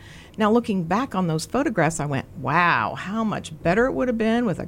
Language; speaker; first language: English; native; English